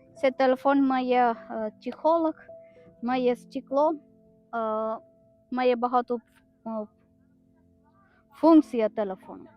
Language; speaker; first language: Ukrainian; non-native, learner; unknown